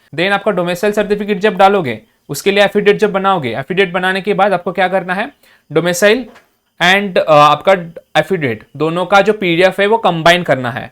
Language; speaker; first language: Hindi; non-native, local second language; Marathi